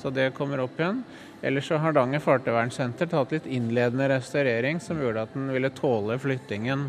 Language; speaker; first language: Norwegian; native; Norwegian